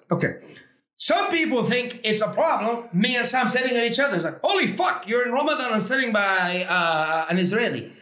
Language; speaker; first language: English; early bilingual, other home language; Arabic